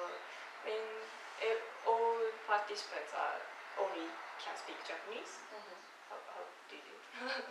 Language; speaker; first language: English; non-native, learner; Japanese